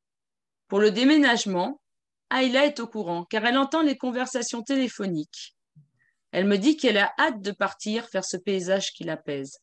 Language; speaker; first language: French; native; French